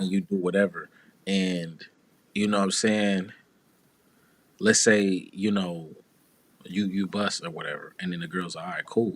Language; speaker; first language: English; native; English